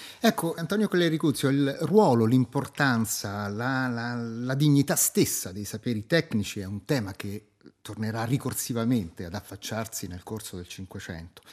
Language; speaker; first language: Italian; native; Italian